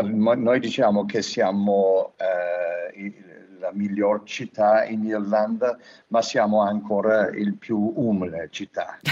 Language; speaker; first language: Italian; non-native, fluent; English